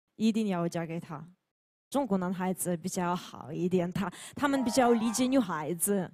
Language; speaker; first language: Chinese; non-native, learner; Ukrainian